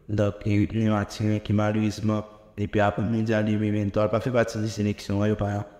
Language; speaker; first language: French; non-native, local second language; Haitian Creole